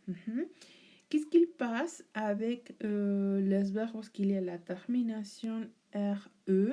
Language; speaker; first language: French; non-native, learner; Spanish